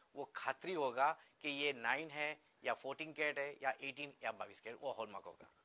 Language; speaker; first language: Hindi; non-native, local second language; Gujarati